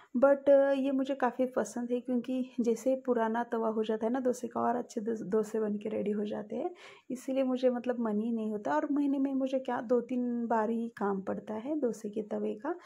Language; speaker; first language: Hindi; non-native, local second language; Marathi